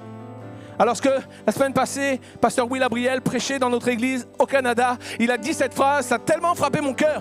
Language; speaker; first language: French; native; French